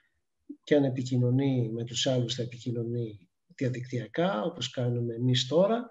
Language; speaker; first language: Greek; native; Greek